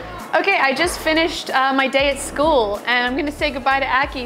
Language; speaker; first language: English; native; English